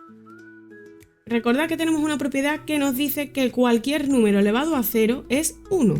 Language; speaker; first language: Spanish; native; Spanish